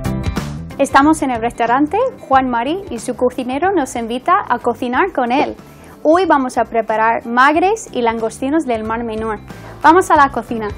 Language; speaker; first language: Spanish; non-native, fluent; English